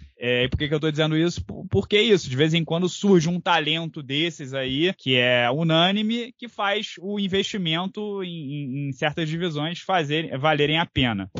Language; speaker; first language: Portuguese; native; Portuguese